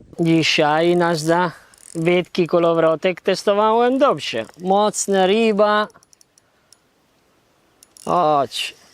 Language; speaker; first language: Polish; non-native, learner; Italian